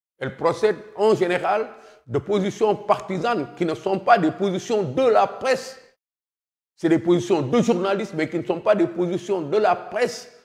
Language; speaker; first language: French; non-native, local second language; Wolof